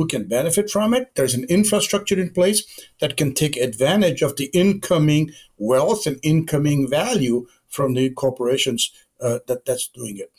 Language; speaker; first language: English; non-native, local second language; Gujarati